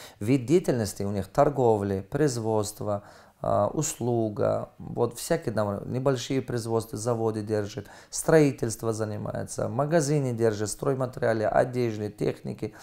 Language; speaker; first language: Russian; non-native, fluent; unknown